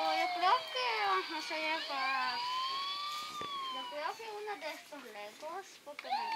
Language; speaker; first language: Spanish; early bilingual, heritage; Spanish